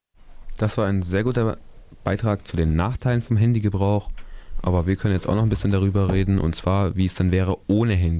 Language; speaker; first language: German; native; German